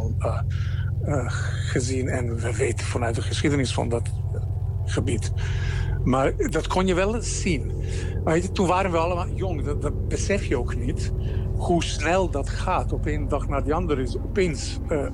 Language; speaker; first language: Dutch; non-native, fluent; Serbian